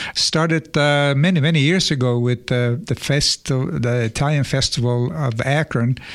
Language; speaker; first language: English; non-native, fluent; Italian